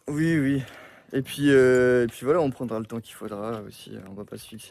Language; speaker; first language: French; native; French